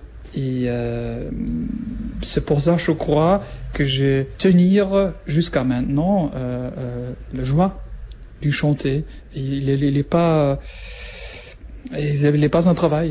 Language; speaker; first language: French; non-native, learner; German